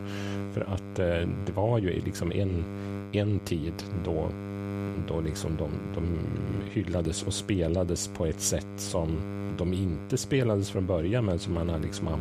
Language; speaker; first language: Swedish; native; Swedish